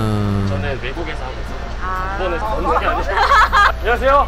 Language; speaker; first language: Korean; native; Korean